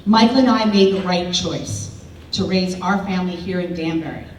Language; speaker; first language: English; early bilingual, other home language; Spanish